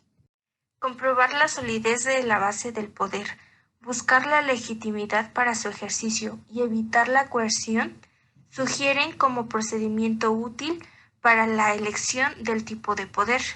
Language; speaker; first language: Spanish; native; Spanish